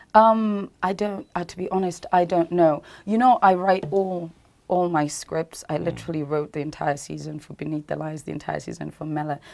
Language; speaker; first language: English; non-native, local second language; Ganda